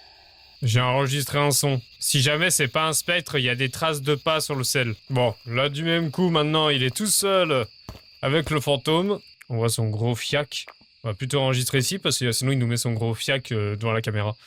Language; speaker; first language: French; native; French